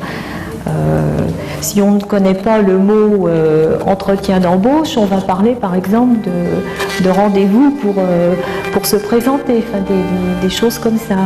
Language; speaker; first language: French; native; French